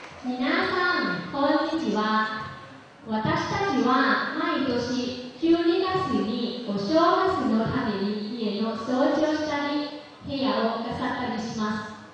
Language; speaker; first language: Japanese; non-native, learner; Lao